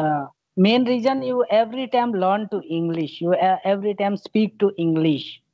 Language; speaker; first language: English; non-native, learner; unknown